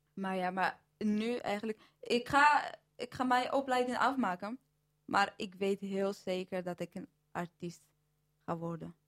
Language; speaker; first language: Dutch; early bilingual, other home language; Arabic